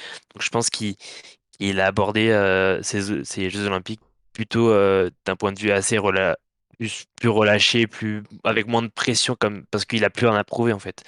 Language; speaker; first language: French; native; French